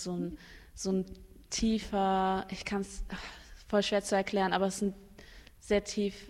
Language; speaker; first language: German; early bilingual, other home language; Arabic